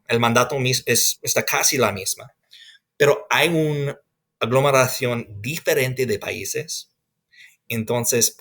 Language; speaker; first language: Spanish; non-native, fluent; English